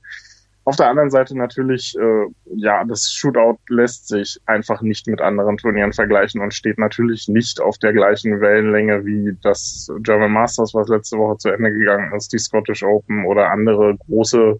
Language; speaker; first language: German; native; German